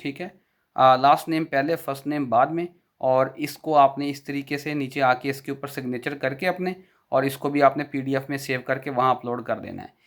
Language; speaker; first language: Urdu; non-native, local second language; Punjabi